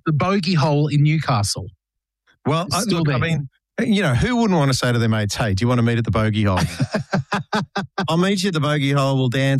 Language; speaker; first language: English; native; English